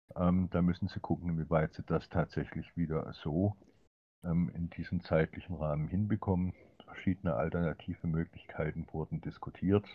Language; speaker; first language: German; native; German